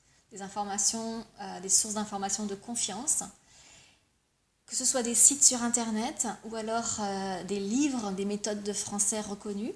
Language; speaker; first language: French; native; French